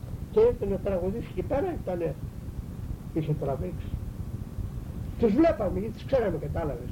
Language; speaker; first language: Greek; native; Greek